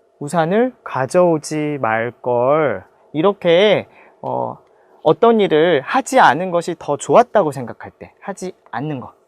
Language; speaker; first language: Korean; native; Korean